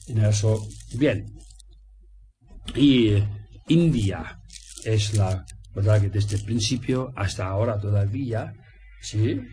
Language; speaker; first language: Spanish; non-native, learner; Tibetan